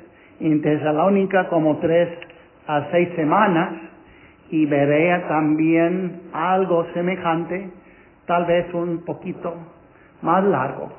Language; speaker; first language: Spanish; non-native, fluent; English